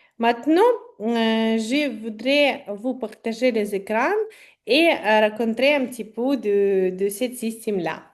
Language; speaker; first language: French; non-native, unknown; Ukrainian